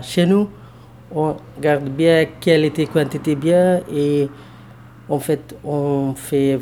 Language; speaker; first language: French; non-native, learner; Bangla